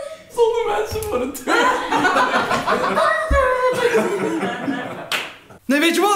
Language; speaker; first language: Dutch; native; Dutch